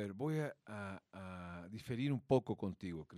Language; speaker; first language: Spanish; native; Spanish